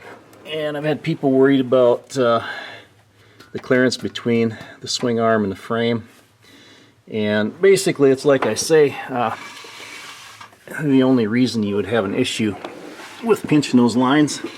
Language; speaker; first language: English; native; English